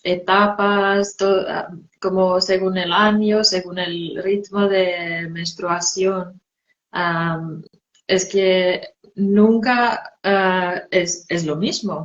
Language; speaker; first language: Spanish; non-native, fluent; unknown